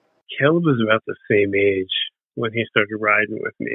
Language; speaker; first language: English; native; English